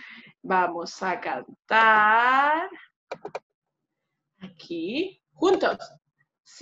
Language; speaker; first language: Spanish; non-native, fluent; English